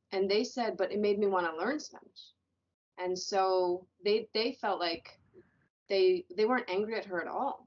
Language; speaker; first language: English; native; English